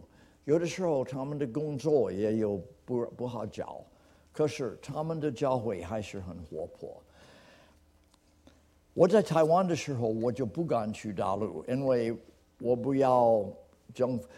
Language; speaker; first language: Chinese; non-native, fluent; English